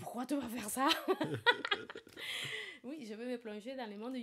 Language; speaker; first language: French; non-native, fluent; Spanish